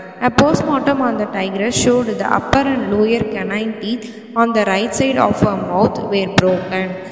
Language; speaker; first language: English; non-native, local second language; Tamil